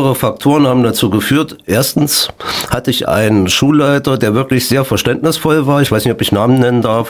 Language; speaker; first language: German; native; German